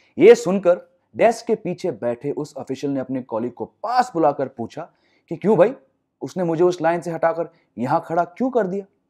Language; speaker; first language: Hindi; non-native, local second language; English